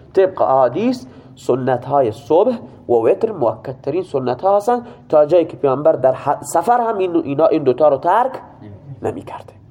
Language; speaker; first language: Persian; non-native, local second language; Baluchi